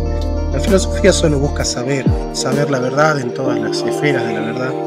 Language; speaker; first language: Spanish; native; Spanish